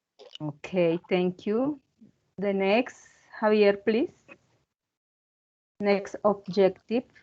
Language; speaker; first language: English; non-native, learner; Spanish